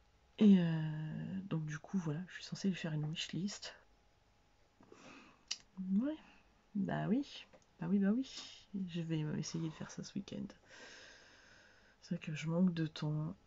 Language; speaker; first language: French; native; French